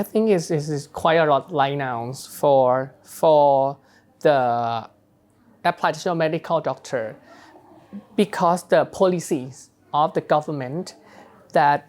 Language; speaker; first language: English; non-native, learner; Thai